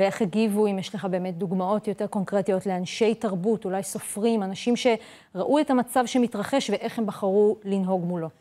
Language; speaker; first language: Hebrew; native; Hebrew